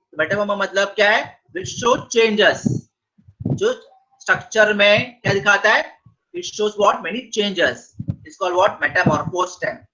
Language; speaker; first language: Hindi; non-native, local second language; Marathi